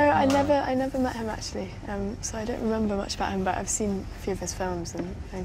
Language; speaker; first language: English; native; English